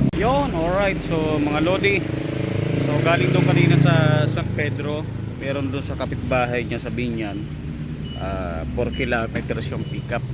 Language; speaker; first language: Filipino; native; Filipino